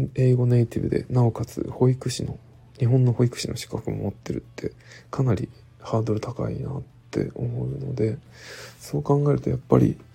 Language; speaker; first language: Japanese; native; Japanese